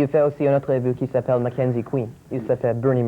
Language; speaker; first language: French; non-native, local second language; English